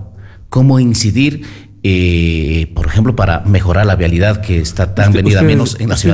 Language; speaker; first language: Spanish; native; Spanish